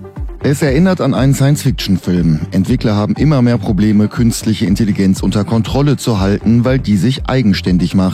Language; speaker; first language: German; native; German